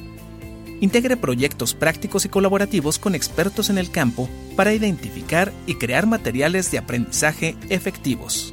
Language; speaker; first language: Spanish; native; Spanish